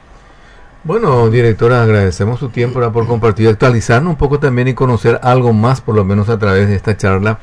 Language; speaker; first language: Spanish; native; Spanish